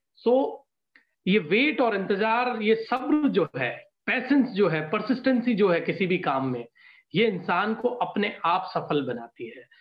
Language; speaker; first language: Hindi; native; Hindi